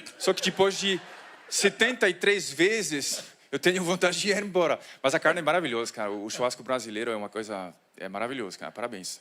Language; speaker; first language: Portuguese; non-native, fluent; French